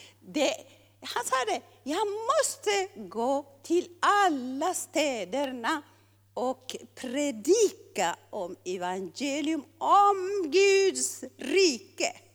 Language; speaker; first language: Swedish; non-native, fluent; Tigrinya